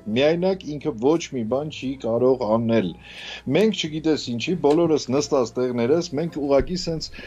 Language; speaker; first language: Armenian; native; Armenian